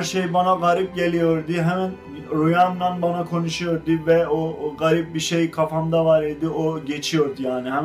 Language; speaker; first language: Turkish; non-native, learner; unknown